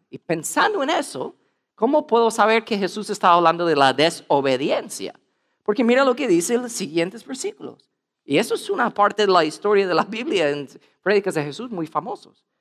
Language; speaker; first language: Spanish; non-native, fluent; English